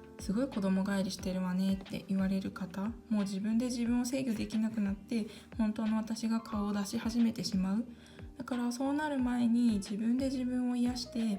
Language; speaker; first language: Japanese; early bilingual, other home language; Korean